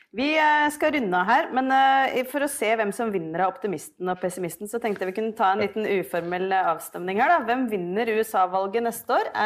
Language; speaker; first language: Norwegian; native; Norwegian